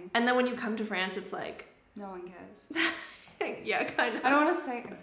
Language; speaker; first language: English; native; English